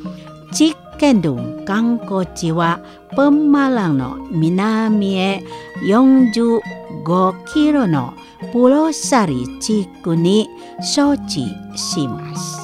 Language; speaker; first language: Japanese; non-native, fluent; Indonesian